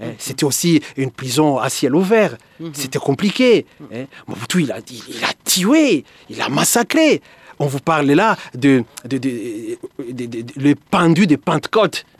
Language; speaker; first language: French; non-native, local second language; Swahili